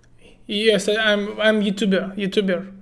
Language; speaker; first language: English; non-native, learner; Russian